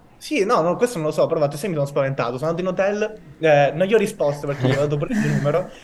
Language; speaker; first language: Italian; native; Italian